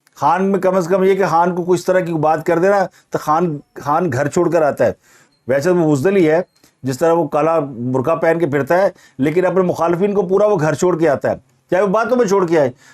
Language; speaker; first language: Urdu; non-native, local second language; Punjabi